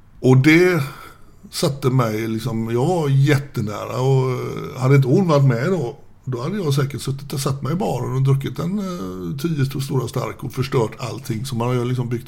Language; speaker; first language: Swedish; native; Swedish